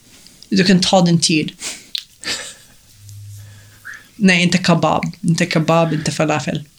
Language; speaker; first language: Swedish; non-native, fluent; Arabic